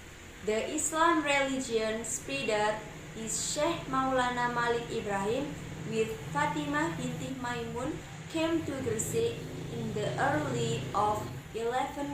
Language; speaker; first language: English; non-native, learner; Indonesian